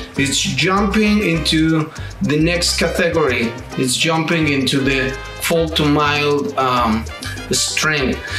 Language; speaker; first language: English; non-native, fluent; Spanish